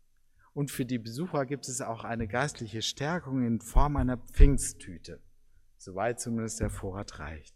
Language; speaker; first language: German; native; German